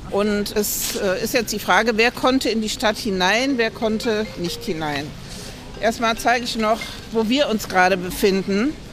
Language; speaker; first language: German; native; German